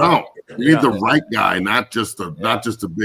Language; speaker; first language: English; native; English